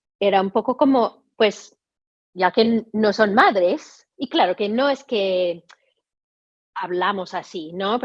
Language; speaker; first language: Spanish; non-native, fluent; English